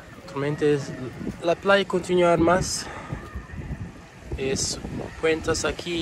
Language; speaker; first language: Spanish; non-native, learner; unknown